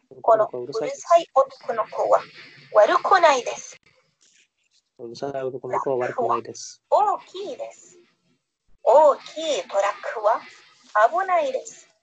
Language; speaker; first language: Japanese; non-native, learner; Spanish